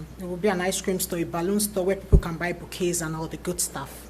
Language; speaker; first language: English; native; English